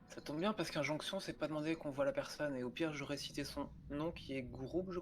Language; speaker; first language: French; native; French